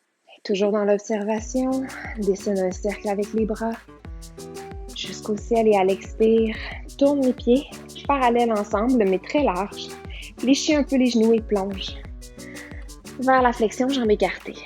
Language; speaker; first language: French; native; French